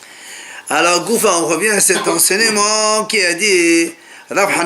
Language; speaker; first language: French; native; French